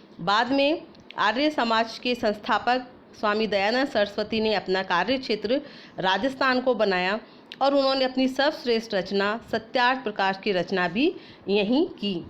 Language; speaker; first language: Hindi; native; Hindi